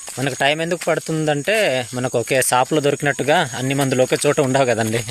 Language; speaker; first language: Telugu; non-native, local second language; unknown